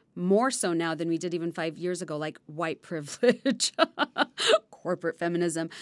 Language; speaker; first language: English; non-native, local second language; Bangla